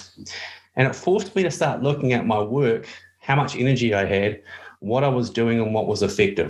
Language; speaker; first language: English; native; English